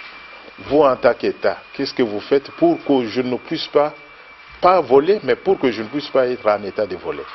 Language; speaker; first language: French; non-native, local second language; Luba-Lulua